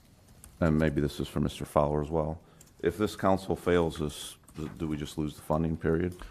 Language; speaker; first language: English; native; English